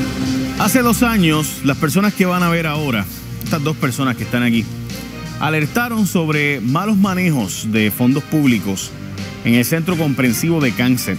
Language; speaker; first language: Spanish; native; Spanish